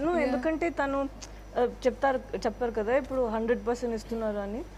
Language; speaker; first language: Telugu; non-native, fluent; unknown